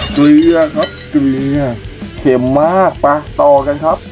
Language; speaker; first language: Thai; native; Thai